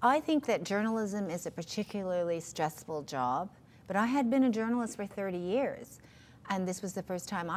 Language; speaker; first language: English; native; English